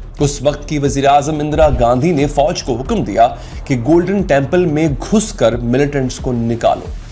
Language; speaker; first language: Urdu; native; Urdu